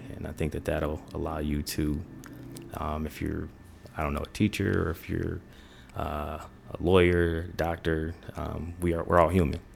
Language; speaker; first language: English; native; English